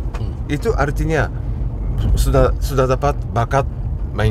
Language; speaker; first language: Indonesian; non-native, fluent; Japanese